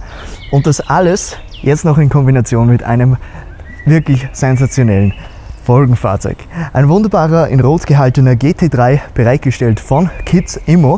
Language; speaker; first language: German; native; German